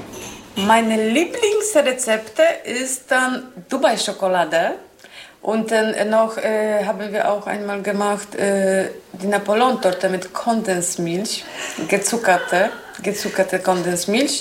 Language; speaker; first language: German; non-native, learner; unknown